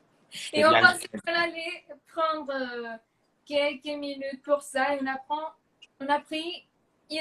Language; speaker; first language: French; non-native, fluent; Spanish